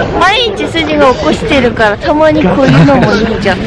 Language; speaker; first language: Japanese; non-native, fluent; Korean